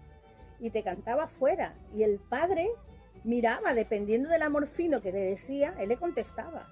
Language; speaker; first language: Spanish; native; Spanish